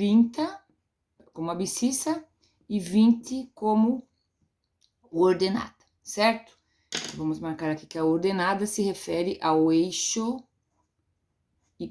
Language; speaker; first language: Portuguese; native; Portuguese